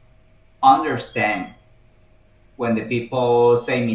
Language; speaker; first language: English; non-native, learner; Spanish